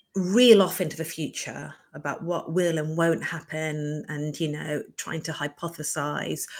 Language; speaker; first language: English; native; English